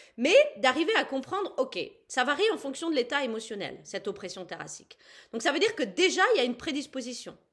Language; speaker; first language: French; native; French